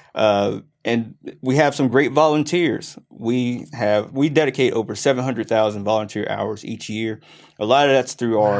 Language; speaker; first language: English; native; English